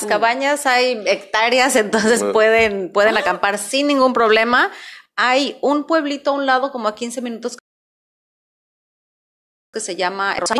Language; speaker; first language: Spanish; native; Spanish